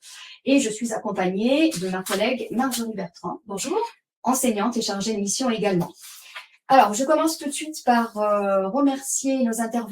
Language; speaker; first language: French; native; French